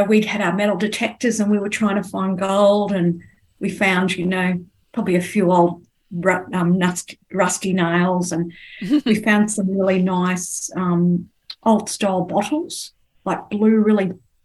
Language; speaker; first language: English; native; English